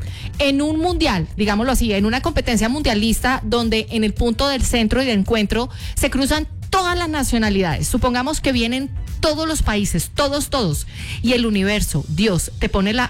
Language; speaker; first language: Spanish; native; Spanish